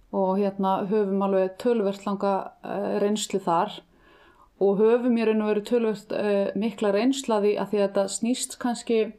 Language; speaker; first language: Icelandic; native; Icelandic